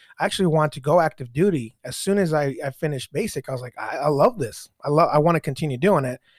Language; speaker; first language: English; early bilingual, other home language; Spanish